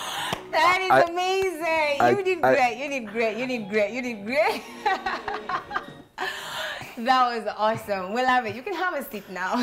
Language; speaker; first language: English; non-native, local second language; Swahili